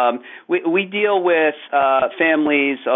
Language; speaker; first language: English; native; English